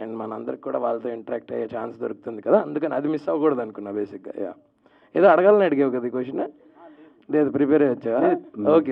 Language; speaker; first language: Telugu; native; Telugu